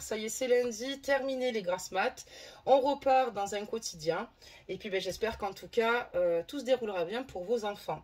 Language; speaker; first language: French; native; French